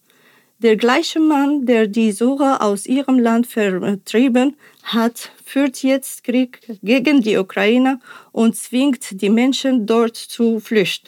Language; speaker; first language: German; non-native, fluent; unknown